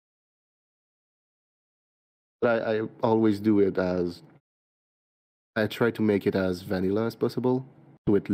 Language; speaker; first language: English; non-native, fluent; French